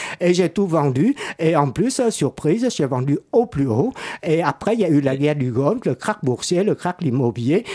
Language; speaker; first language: French; non-native, fluent; Vietnamese